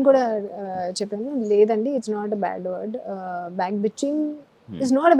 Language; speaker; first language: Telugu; non-native, learner; Hindi